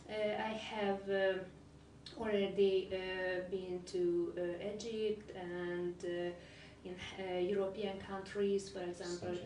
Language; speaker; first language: English; non-native, learner; Hungarian